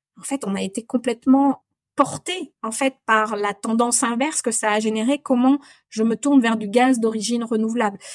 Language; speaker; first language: French; native; French